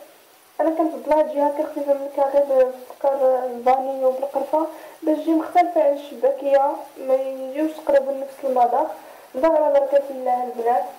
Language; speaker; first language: Arabic; native; Arabic